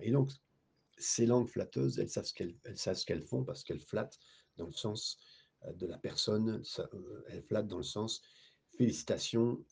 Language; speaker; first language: French; native; French